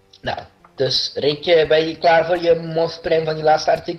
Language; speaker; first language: Dutch; native; Dutch